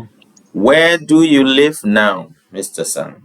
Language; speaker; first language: English; non-native, fluent; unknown